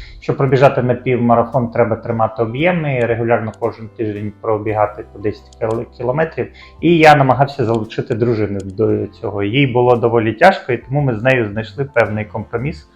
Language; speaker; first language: Ukrainian; native; Ukrainian